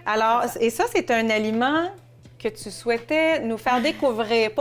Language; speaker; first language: French; native; French